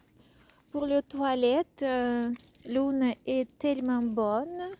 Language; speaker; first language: French; non-native, fluent; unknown